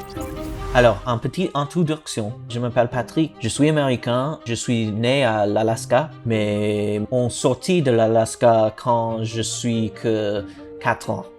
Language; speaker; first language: French; non-native, learner; English